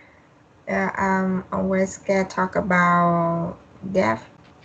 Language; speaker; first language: English; non-native, learner; Vietnamese